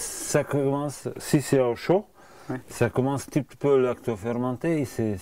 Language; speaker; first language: French; non-native, fluent; Bulgarian